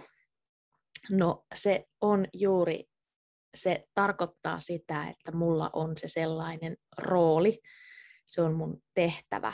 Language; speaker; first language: Finnish; native; Finnish